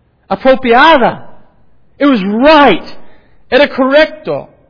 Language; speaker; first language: English; native; English